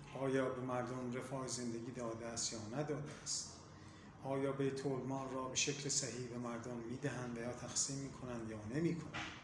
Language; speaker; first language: Persian; native; Persian